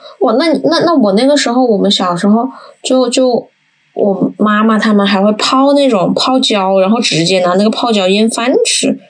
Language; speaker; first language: Chinese; native; Chinese